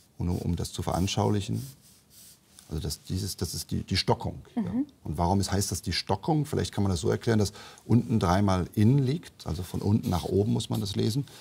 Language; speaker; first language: German; native; German